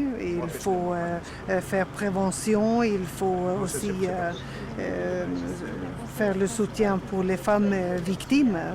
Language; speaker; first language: French; non-native, learner; Swedish